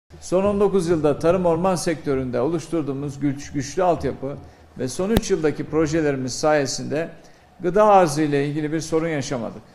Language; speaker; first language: Turkish; native; Turkish